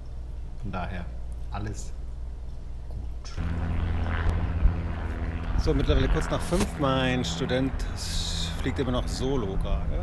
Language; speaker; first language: German; native; German